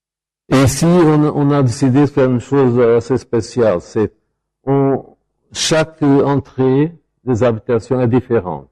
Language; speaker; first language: French; non-native, fluent; Portuguese